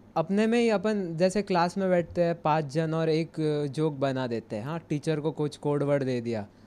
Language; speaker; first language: Hindi; non-native, local second language; Marathi